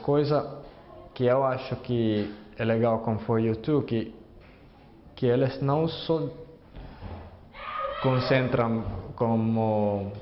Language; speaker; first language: Portuguese; non-native, fluent; Finnish